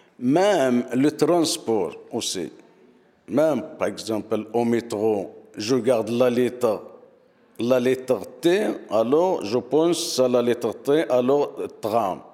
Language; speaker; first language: French; non-native, learner; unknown